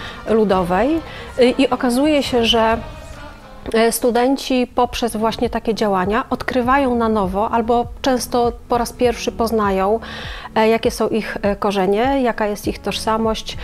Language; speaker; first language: Polish; native; Polish